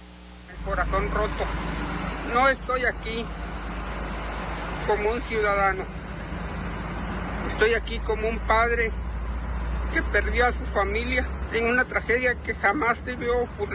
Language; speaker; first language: Spanish; native; Spanish